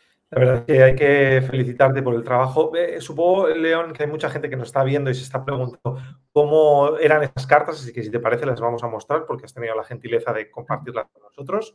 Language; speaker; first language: Spanish; native; Spanish